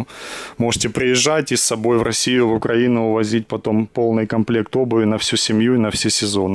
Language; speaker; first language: Russian; native; Russian